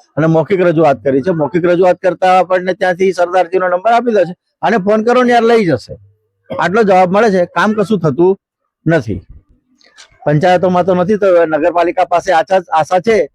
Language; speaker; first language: Gujarati; native; Gujarati